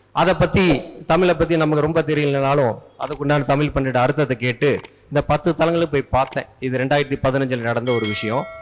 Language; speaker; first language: Tamil; native; Tamil